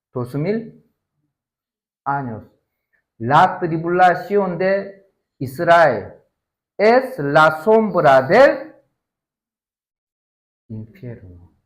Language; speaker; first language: Spanish; non-native, learner; Korean